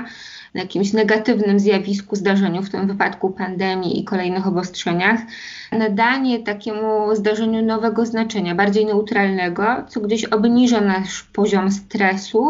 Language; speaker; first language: Polish; native; Polish